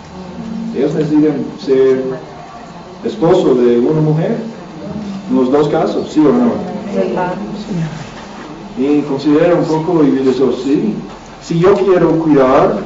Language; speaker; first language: Spanish; non-native, learner; English